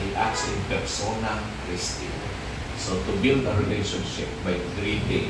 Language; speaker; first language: English; non-native, local second language; Filipino